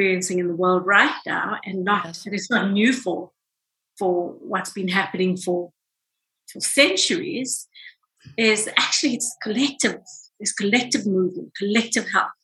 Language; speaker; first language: English; native; English